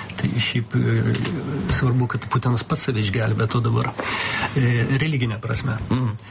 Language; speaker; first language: Lithuanian; non-native, local second language; Russian